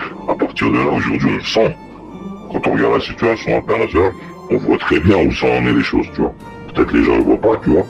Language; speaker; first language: French; native; French